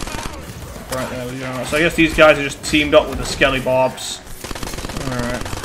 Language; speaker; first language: English; native; English